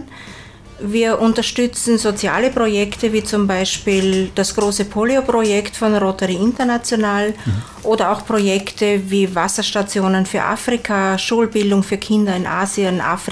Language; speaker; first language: German; native; German